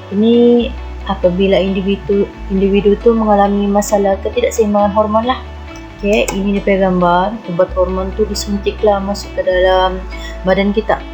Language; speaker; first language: Malay; native; Malay